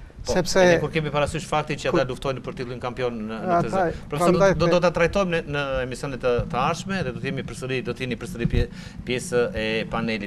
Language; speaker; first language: Albanian; native; Albanian